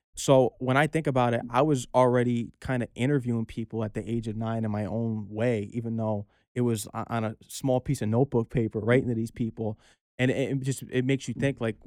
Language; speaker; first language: English; native; English